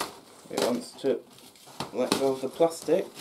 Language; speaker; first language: English; native; English